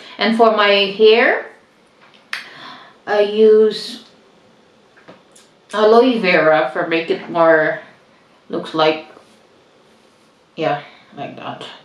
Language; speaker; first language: English; non-native, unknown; Indonesian